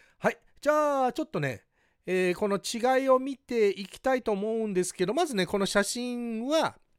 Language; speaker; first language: Japanese; early bilingual, heritage; Japanese